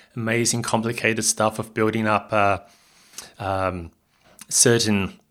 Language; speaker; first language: English; native; English